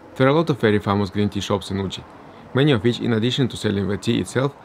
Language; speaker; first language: English; early bilingual, other home language; Estonian